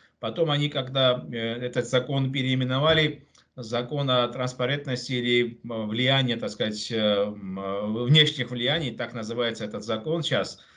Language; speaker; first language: Russian; non-native, local second language; Georgian